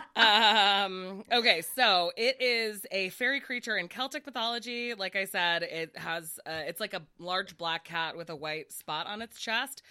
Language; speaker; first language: English; native; English